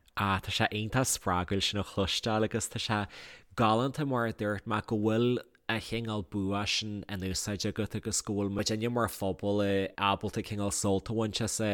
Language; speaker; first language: Irish; native; Irish